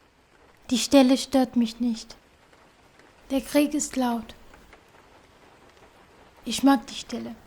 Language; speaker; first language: German; non-native, fluent; Kurdish